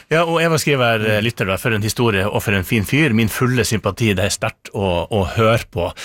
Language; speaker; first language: Norwegian; native; Norwegian